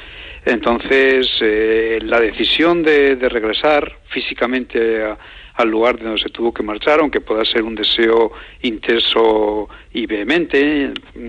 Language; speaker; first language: Spanish; native; Spanish